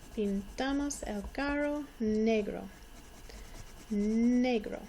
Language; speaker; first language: Spanish; non-native, learner; English